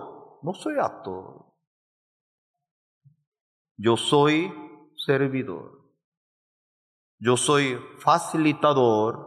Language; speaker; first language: Spanish; non-native, fluent; Korean